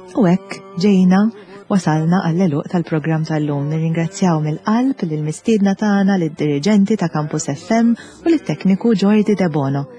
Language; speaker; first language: Maltese; native; Maltese